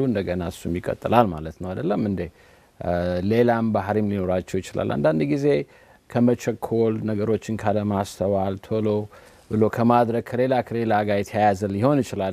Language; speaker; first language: Amharic; native; Amharic